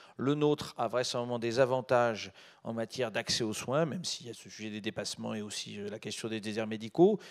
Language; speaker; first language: French; native; French